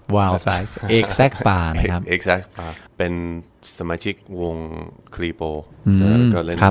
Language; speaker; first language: Thai; non-native, fluent; English